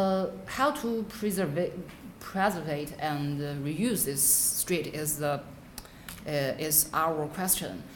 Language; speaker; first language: English; non-native, fluent; Chinese